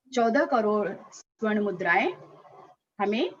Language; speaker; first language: Hindi; non-native, local second language; Marathi